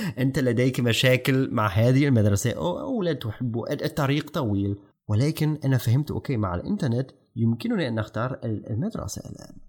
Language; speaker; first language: Arabic; non-native, fluent; German